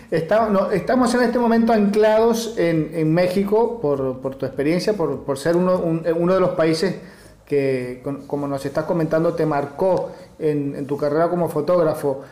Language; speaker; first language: Spanish; native; Spanish